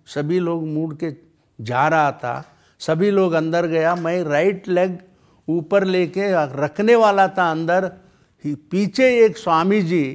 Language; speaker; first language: Hindi; non-native, local second language; Kannada